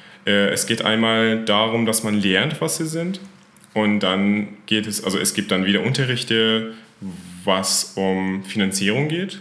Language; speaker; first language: German; non-native, fluent; Persian